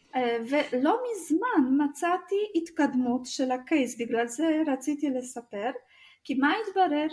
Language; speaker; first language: Hebrew; non-native, fluent; Russian